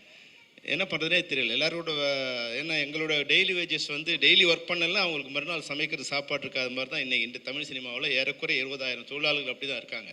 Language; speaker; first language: Tamil; native; Tamil